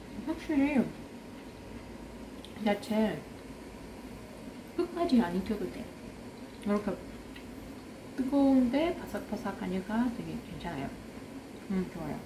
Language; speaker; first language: Korean; non-native, fluent; Russian